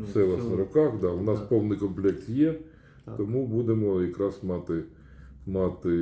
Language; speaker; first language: Ukrainian; native; Ukrainian